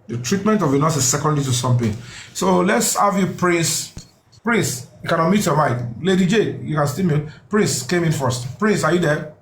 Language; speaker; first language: English; non-native, local second language; Yoruba